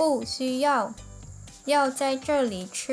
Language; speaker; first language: Chinese; non-native, fluent; Khmer